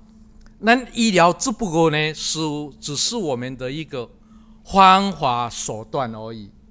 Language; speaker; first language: Chinese; non-native, local second language; Min Nan Chinese